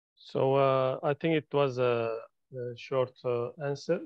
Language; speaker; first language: English; non-native, fluent; Turkish